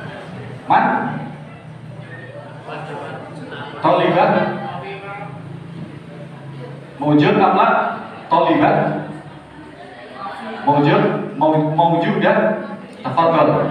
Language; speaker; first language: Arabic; non-native, fluent; Indonesian